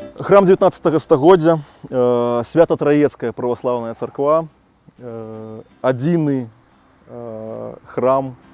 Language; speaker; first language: Belarusian; native; Belarusian